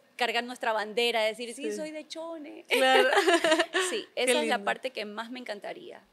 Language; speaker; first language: Spanish; native; Spanish